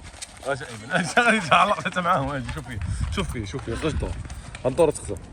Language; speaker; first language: Arabic; native; Arabic